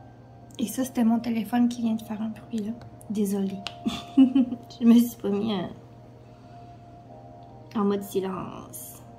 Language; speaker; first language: French; native; French